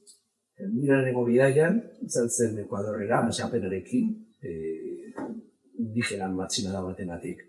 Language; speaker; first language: Basque; non-native, local second language; Spanish